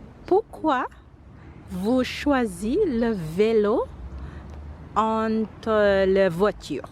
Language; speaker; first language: French; non-native, learner; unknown